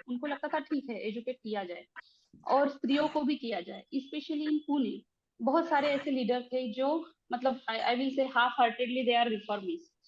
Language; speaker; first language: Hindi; non-native, local second language; Marathi